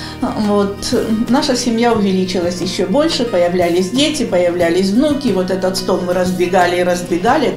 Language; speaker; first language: Russian; non-native, local second language; Bulgarian